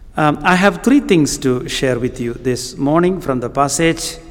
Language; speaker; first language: English; non-native, local second language; Malayalam